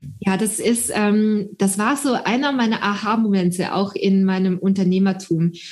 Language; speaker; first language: German; early bilingual, other home language; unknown